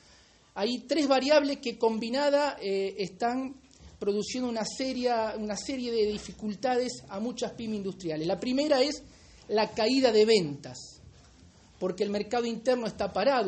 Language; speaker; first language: Spanish; native; Spanish